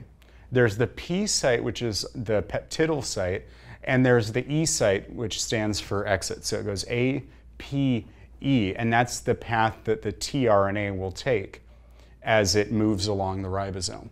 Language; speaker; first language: English; native; English